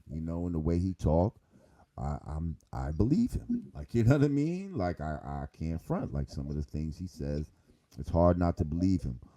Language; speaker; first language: English; native; English